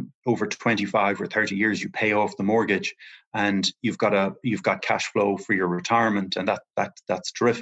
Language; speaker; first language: English; native; English